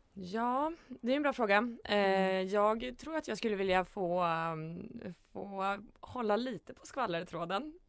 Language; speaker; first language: Swedish; native; Swedish